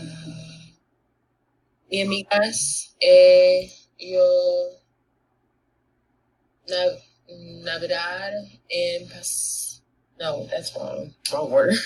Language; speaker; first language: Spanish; non-native, learner; English